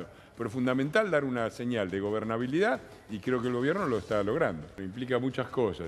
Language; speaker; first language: Spanish; native; Spanish